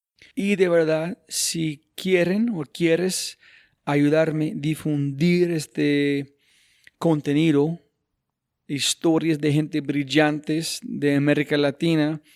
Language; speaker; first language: Spanish; non-native, fluent; English